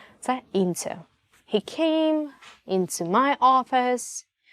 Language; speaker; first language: English; non-native, fluent; Ukrainian